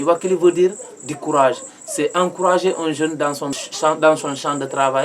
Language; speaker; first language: French; non-native, local second language; Mandingo